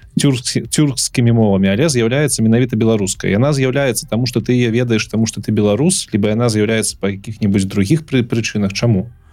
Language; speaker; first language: Belarusian; non-native, local second language; Russian